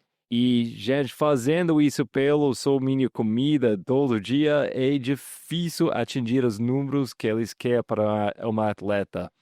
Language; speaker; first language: Portuguese; non-native, fluent; English